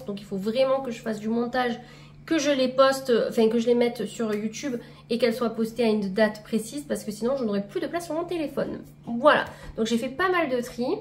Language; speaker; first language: French; native; French